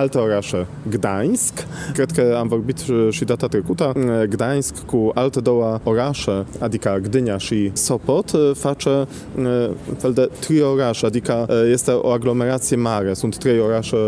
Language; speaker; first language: Romanian; non-native, fluent; Polish